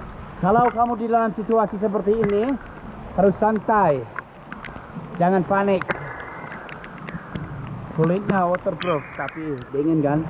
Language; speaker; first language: Indonesian; non-native, fluent; English